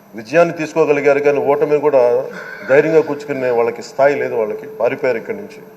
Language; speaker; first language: Telugu; native; Telugu